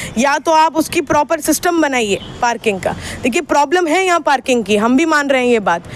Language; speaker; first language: Hindi; native; Hindi